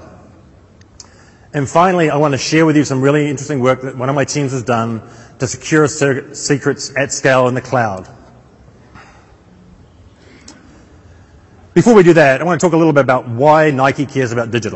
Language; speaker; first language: English; native; English